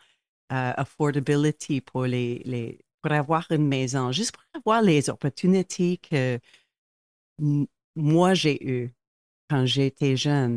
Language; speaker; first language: French; non-native, local second language; English